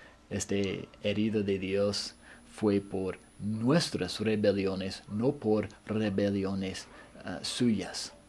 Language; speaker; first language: Spanish; non-native, fluent; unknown